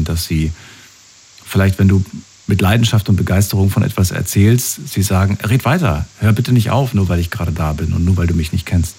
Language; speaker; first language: German; native; German